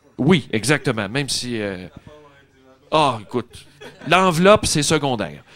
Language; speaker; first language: French; native; French